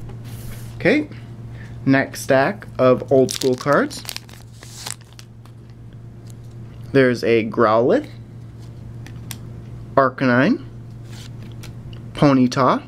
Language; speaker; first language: English; native; English